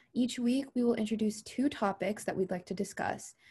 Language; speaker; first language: English; native; English